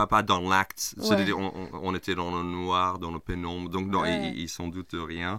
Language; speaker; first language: French; non-native, fluent; English